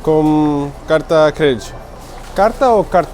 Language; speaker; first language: Portuguese; non-native, learner; Dutch